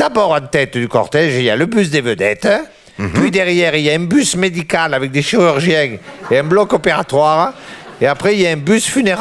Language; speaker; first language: French; native; French